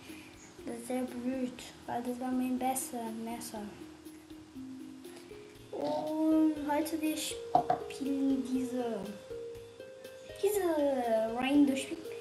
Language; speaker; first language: German; non-native, learner; Portuguese